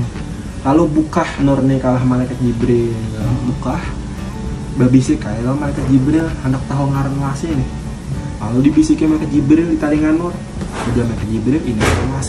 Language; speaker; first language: Indonesian; non-native, local second language; Banjar